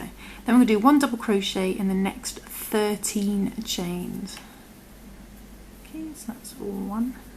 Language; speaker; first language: English; native; English